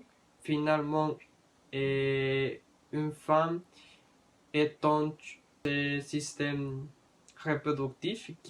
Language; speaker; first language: French; non-native, learner; Spanish